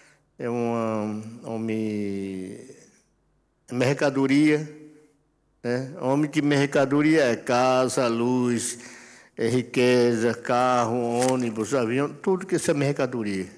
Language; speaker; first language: Portuguese; non-native, local second language; Yanomámi